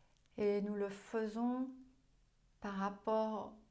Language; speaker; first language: French; non-native, fluent; German